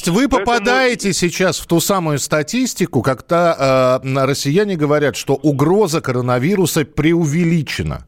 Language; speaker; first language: Russian; native; Russian